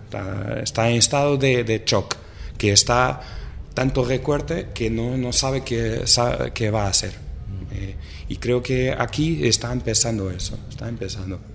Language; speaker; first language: Spanish; non-native, fluent; Portuguese